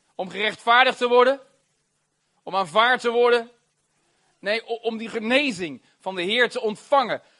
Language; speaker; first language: Dutch; native; Dutch